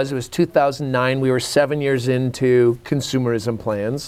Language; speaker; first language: English; native; English